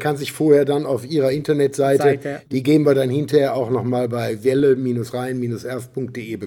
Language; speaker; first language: German; native; German